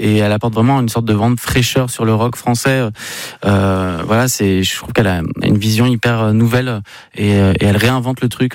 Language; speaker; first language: French; native; French